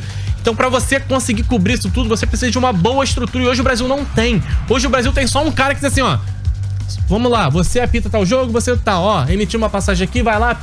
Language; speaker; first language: Portuguese; native; Portuguese